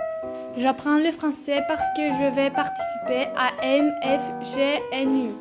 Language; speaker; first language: French; non-native, learner; Greek